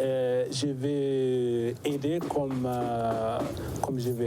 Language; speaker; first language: French; non-native, learner; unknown